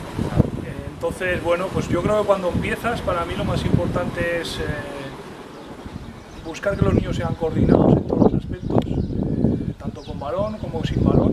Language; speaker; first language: Spanish; native; Spanish